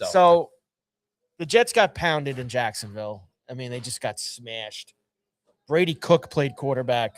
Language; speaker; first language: English; native; English